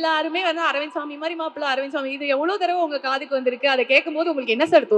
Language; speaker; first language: Tamil; native; Tamil